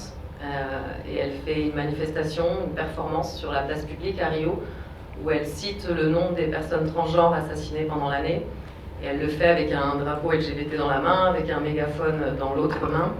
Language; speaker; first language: French; native; French